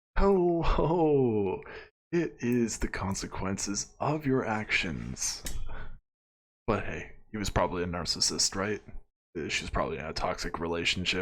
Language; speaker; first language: English; native; English